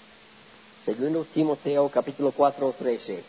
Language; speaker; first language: Spanish; non-native, learner; English